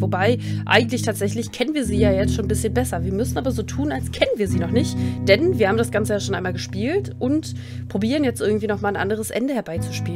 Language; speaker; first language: German; native; German